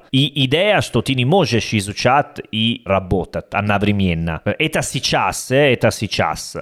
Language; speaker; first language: Russian; non-native, learner; Italian